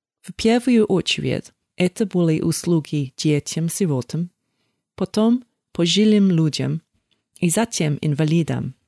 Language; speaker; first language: Russian; non-native, fluent; English